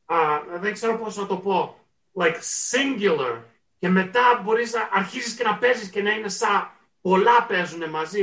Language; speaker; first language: Greek; early bilingual, heritage; Greek